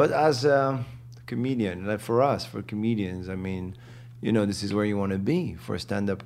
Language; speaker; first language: English; non-native, fluent; Arabic